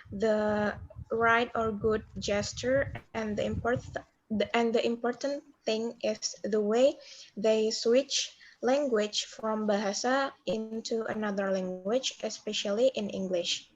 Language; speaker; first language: English; non-native, learner; Indonesian